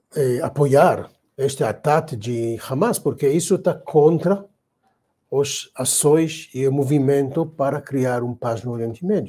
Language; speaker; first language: Portuguese; non-native, fluent; Hebrew